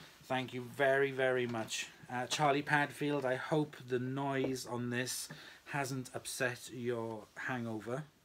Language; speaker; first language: English; native; English